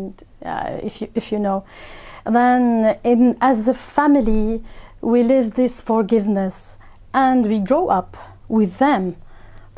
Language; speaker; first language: English; non-native, fluent; Arabic